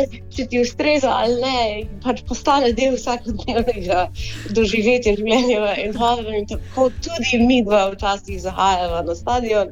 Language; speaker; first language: Slovenian; early bilingual, heritage; Slovenian